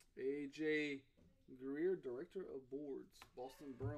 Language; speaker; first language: English; native; English